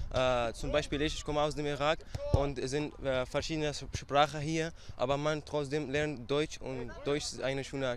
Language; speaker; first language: German; non-native, learner; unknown